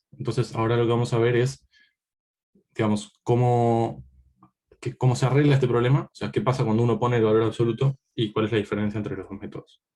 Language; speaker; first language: Spanish; native; Spanish